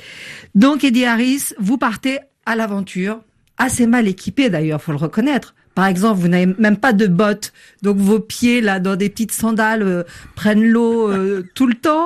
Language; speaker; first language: French; native; French